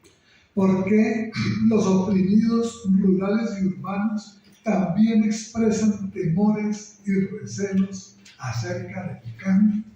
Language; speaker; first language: Spanish; native; Spanish